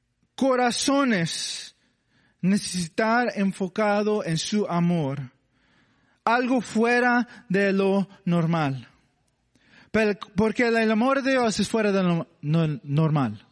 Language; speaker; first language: Spanish; non-native, learner; English